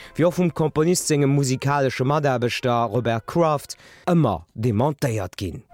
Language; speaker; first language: Luxembourgish; native; Luxembourgish